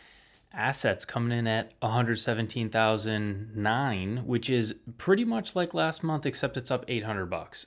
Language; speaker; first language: English; native; English